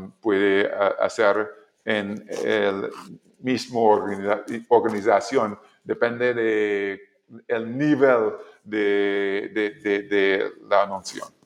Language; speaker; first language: Spanish; non-native, learner; English